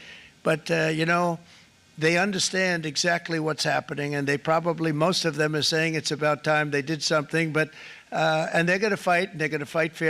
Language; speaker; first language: English; native; English